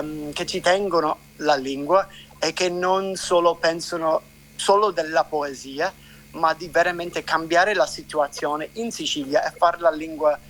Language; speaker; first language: Italian; non-native, fluent; English